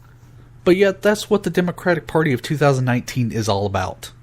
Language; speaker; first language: English; native; English